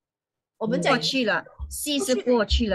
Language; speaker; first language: Chinese; non-native, fluent; English